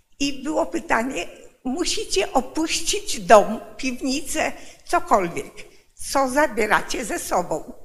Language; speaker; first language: Polish; native; Polish